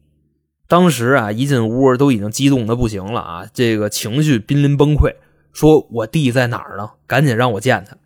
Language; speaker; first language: Chinese; native; Chinese